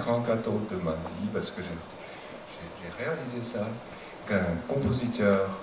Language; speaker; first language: French; non-native, fluent; Chinese